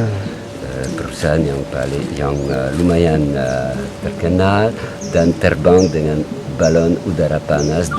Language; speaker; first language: Indonesian; non-native, learner; French